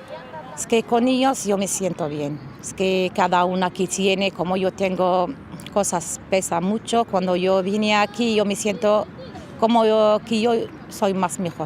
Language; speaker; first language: Spanish; non-native, learner; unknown